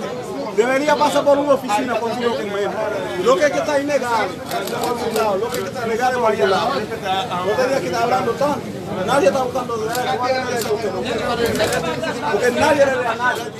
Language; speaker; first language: Spanish; non-native, learner; Haitian Creole